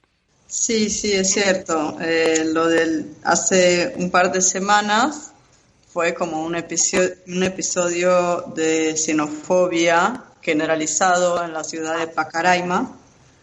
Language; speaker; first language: Spanish; non-native, fluent; Portuguese